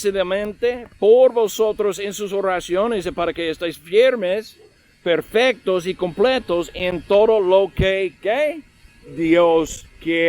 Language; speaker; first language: Spanish; non-native, learner; English